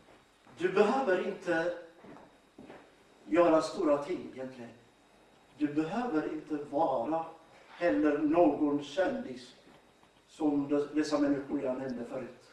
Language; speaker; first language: Swedish; non-native, fluent; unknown